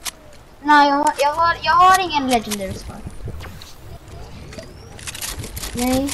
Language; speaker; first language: Swedish; early bilingual, other home language; Turkish